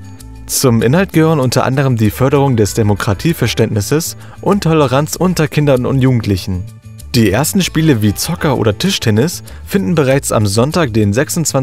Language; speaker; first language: German; native; German